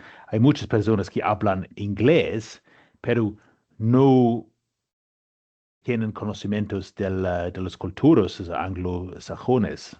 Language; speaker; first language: Spanish; non-native, fluent; English